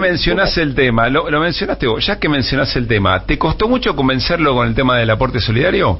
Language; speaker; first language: Spanish; native; Spanish